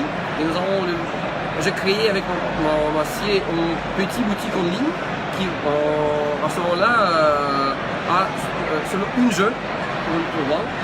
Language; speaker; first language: French; non-native, learner; Russian